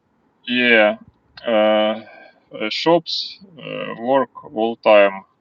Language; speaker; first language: English; non-native, learner; Russian